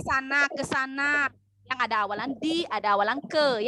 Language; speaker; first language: Indonesian; native; Indonesian